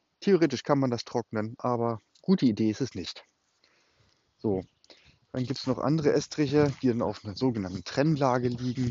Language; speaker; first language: German; native; German